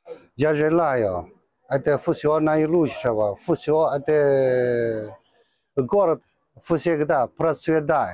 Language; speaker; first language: Russian; non-native, learner; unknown